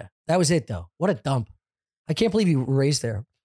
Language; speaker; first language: English; native; English